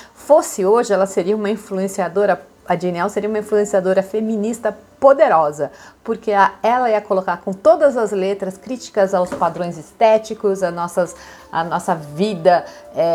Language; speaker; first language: Portuguese; native; Portuguese